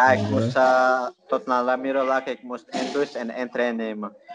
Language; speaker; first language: Dutch; non-native, learner; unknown